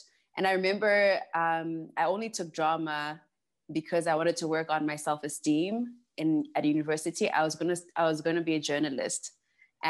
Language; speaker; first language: English; non-native, local second language; Shona